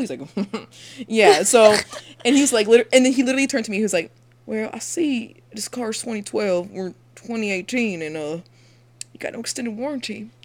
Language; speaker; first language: English; early bilingual, other home language; Spanish